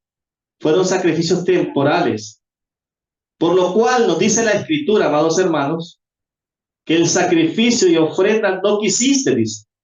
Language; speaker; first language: Spanish; native; Spanish